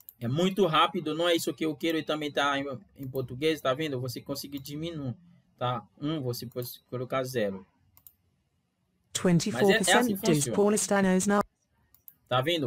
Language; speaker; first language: Portuguese; non-native, fluent; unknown